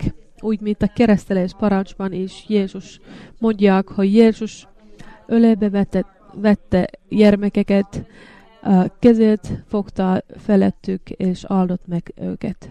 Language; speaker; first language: Hungarian; non-native, learner; Finnish